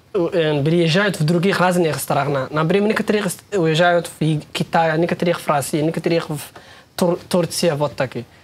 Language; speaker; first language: Russian; non-native, fluent; Somali